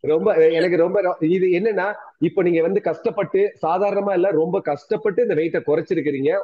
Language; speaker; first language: Tamil; native; Tamil